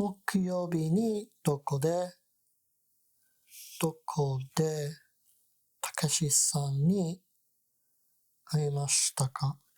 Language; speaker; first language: Japanese; non-native, learner; English